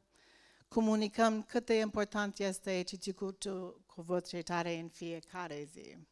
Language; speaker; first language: Romanian; non-native, learner; English